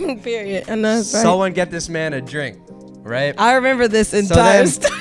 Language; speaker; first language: English; native; English